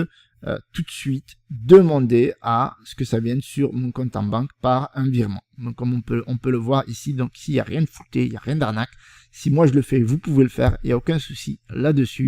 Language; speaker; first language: French; native; French